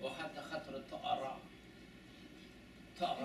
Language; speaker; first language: Arabic; non-native, learner; Chinese